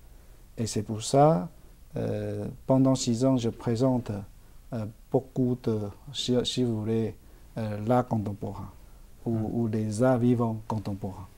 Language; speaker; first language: French; non-native, fluent; Chinese